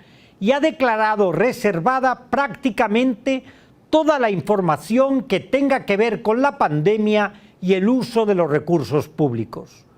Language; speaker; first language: Spanish; native; Spanish